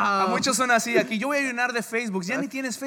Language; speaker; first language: Spanish; early bilingual, heritage; English